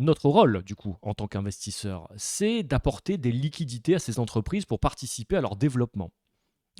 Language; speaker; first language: French; native; French